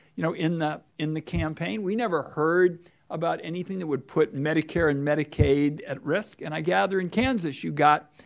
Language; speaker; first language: English; native; English